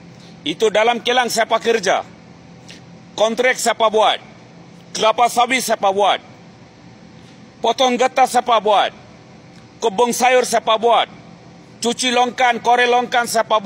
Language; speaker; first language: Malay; non-native, fluent; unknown